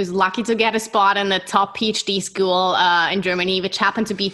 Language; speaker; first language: English; non-native, fluent; German